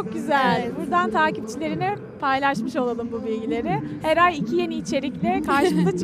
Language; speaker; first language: Turkish; native; Turkish